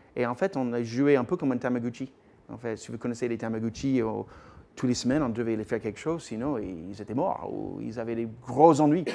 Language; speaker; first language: French; non-native, fluent; English